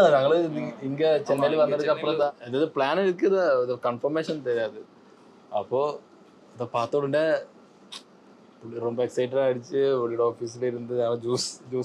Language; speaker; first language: Tamil; non-native, learner; Malayalam